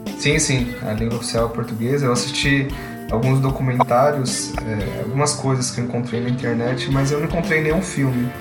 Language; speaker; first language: Portuguese; native; Portuguese